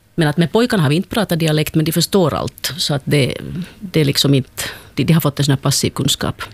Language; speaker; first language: Swedish; native; Swedish